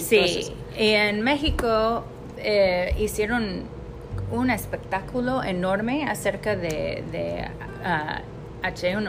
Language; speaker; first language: Spanish; non-native, fluent; English